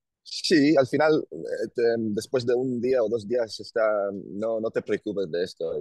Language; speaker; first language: Spanish; non-native, learner; Hebrew